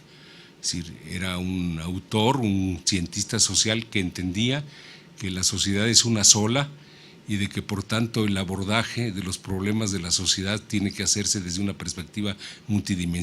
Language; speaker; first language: Spanish; native; Spanish